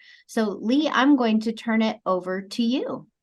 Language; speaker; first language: English; native; English